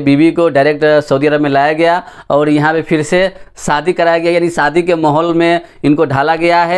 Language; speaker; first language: Hindi; native; Hindi